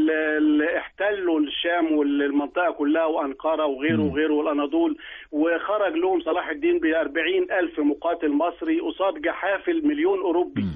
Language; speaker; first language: Arabic; native; Arabic